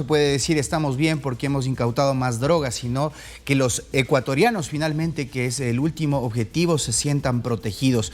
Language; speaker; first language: Spanish; native; Spanish